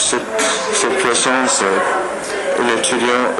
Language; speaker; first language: French; non-native, learner; English